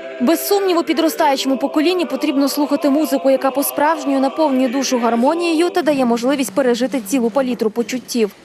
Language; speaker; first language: Ukrainian; native; Ukrainian